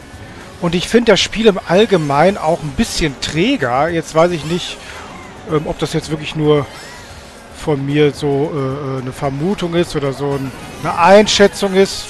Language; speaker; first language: German; native; German